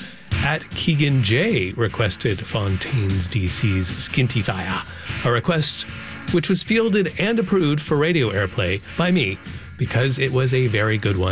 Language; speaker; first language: English; native; English